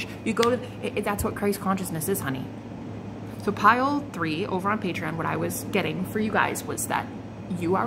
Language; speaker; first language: English; native; English